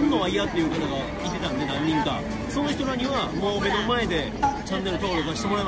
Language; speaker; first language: Japanese; native; Japanese